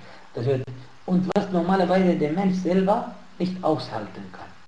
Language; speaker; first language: German; non-native, fluent; Arabic